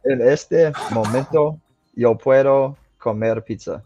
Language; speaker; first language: Spanish; non-native, learner; English